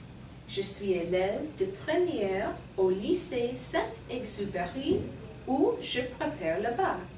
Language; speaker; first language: French; non-native, fluent; English